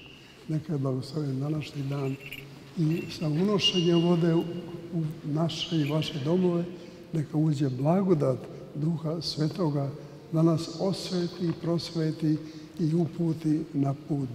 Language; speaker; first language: Serbian; native; Serbian